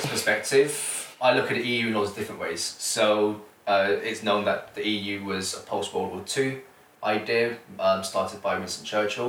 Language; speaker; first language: English; native; English